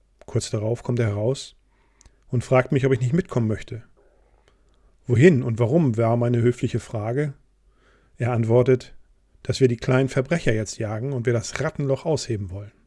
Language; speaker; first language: German; native; German